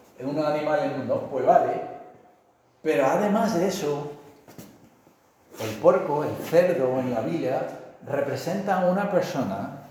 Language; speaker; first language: Spanish; non-native, fluent; English